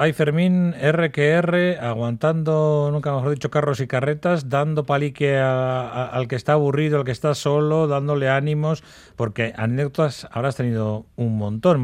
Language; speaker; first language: Spanish; native; Spanish